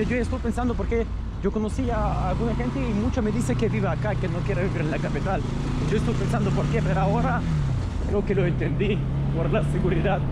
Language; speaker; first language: Spanish; non-native, fluent; Russian